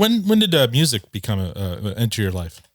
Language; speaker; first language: English; native; English